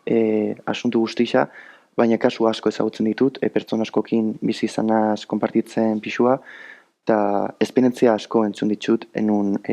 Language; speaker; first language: Basque; native; Basque